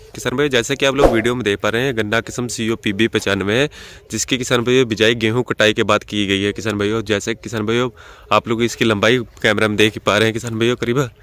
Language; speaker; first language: Hindi; non-native, local second language; Punjabi